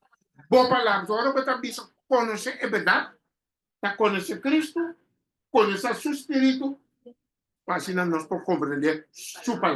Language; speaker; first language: Portuguese; non-native, learner; Papiamento